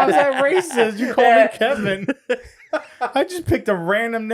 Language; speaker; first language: English; native; English